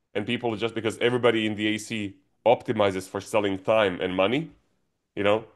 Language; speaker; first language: English; non-native, fluent; Croatian